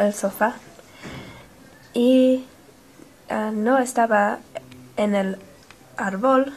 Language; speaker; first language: Spanish; non-native, learner; English